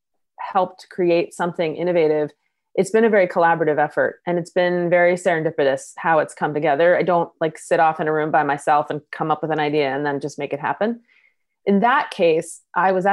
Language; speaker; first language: English; native; English